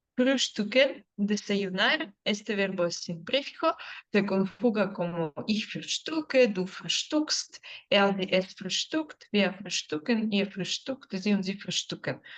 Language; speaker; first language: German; non-native, fluent; Spanish